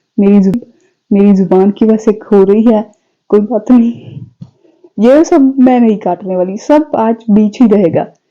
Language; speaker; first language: Hindi; non-native, local second language; Punjabi